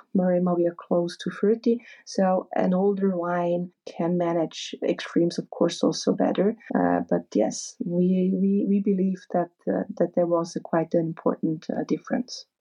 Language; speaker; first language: English; non-native, fluent; German